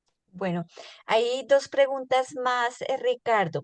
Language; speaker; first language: Spanish; native; Spanish